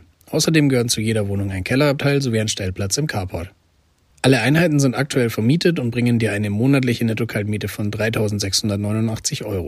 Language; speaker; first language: German; native; German